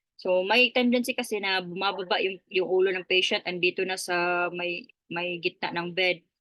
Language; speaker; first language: Filipino; native; Filipino